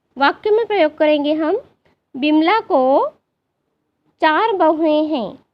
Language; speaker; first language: Hindi; non-native, local second language; Marathi